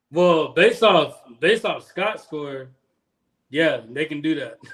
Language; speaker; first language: English; native; English